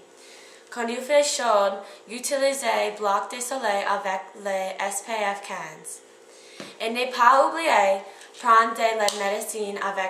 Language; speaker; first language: French; non-native, learner; English